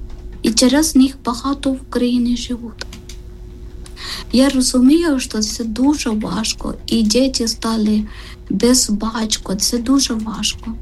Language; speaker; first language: Ukrainian; non-native, learner; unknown